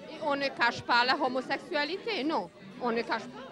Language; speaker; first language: French; non-native, learner; Serbian